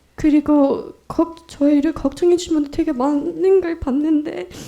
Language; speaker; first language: Korean; non-native, fluent; Vietnamese